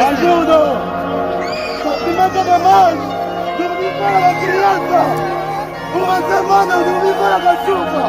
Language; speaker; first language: Portuguese; non-native, learner; Haitian Creole